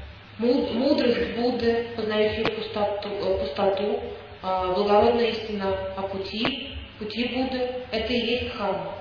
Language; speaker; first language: Russian; native; Russian